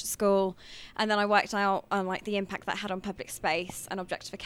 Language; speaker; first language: English; native; English